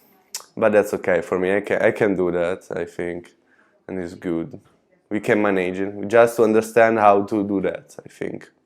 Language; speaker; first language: English; non-native, learner; Italian